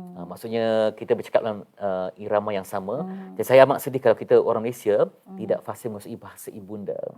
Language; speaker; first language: Malay; native; Malay